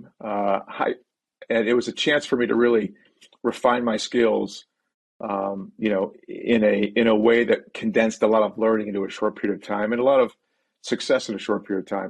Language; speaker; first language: English; native; English